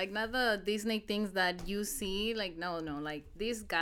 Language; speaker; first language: English; non-native, fluent; Spanish